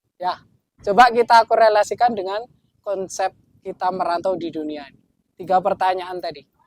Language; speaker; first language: Indonesian; non-native, local second language; Sundanese